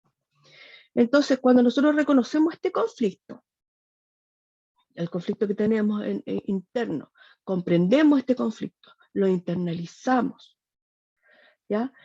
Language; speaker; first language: Spanish; native; Spanish